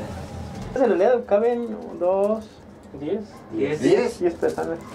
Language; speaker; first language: Spanish; native; Spanish